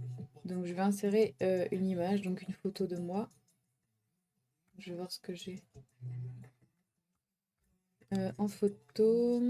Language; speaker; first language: French; native; French